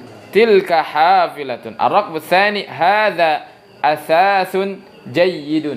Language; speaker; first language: Arabic; non-native, fluent; Indonesian